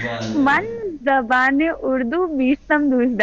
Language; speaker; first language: Persian; non-native, learner; Urdu